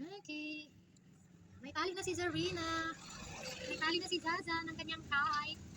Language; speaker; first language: Filipino; non-native, local second language; Hiligaynon